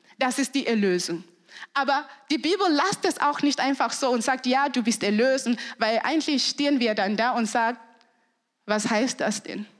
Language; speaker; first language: German; non-native, fluent; Shona